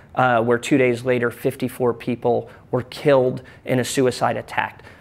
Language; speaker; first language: English; native; English